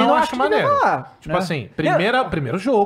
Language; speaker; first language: Portuguese; native; Portuguese